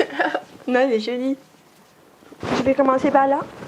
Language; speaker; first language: French; non-native, local second language; Arabic